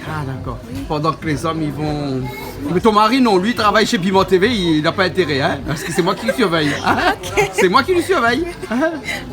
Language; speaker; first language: French; native; French